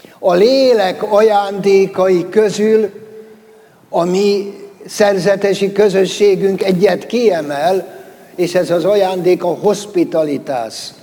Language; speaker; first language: Hungarian; native; Hungarian